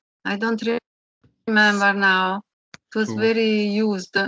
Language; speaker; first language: English; non-native, learner; Italian